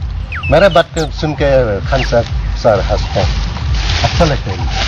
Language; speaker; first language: Hindi; non-native, local second language; Assamese